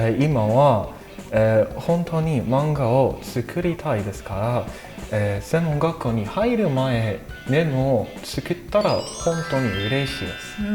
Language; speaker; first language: Japanese; non-native, learner; English